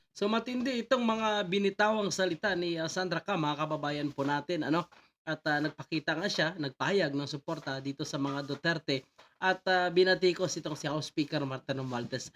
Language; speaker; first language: Filipino; native; Filipino